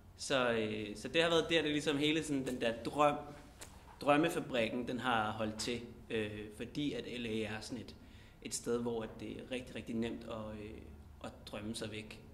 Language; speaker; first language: Danish; native; Danish